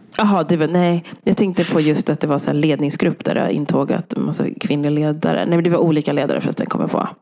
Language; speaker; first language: Swedish; early bilingual, other home language; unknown